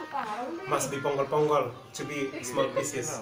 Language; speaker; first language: English; non-native, learner; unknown